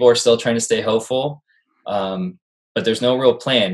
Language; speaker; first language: English; native; English